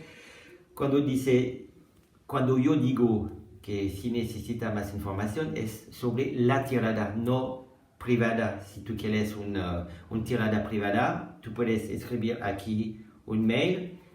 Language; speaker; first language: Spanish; non-native, learner; French